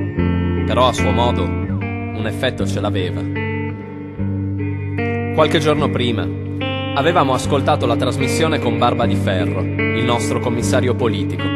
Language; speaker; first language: Italian; native; Italian